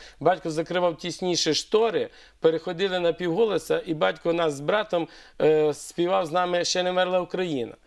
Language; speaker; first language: Ukrainian; native; Ukrainian